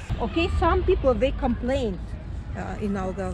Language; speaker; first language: English; non-native, fluent; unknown